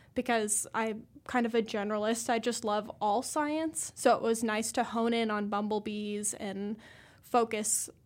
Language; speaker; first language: English; native; English